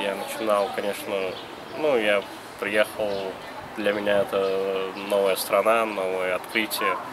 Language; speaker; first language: Russian; non-native, local second language; Uzbek